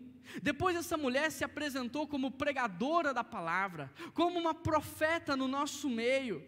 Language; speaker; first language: Portuguese; native; Portuguese